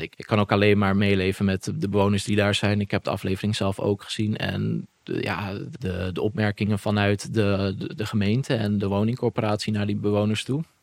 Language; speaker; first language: Dutch; native; Dutch